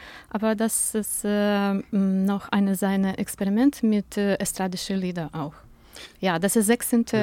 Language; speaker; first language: German; non-native, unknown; Ukrainian